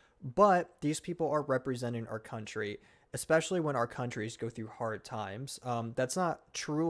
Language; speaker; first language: English; native; English